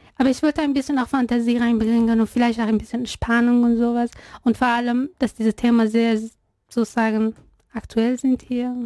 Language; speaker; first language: German; non-native, fluent; Persian